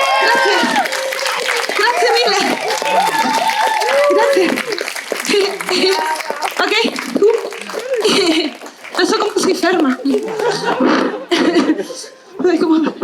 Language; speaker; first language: Italian; non-native, learner; Spanish